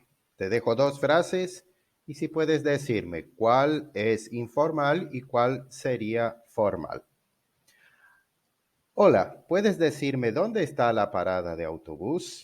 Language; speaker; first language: Spanish; non-native, fluent; Portuguese